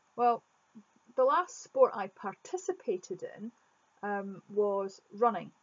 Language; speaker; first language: English; native; English